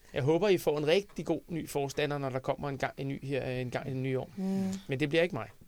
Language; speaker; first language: Danish; native; Danish